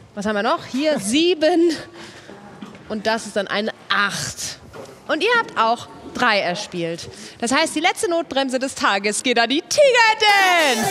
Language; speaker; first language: German; native; German